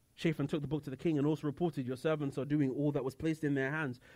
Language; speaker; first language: English; native; English